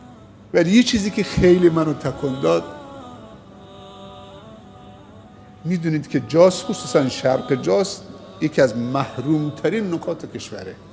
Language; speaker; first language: Persian; native; Persian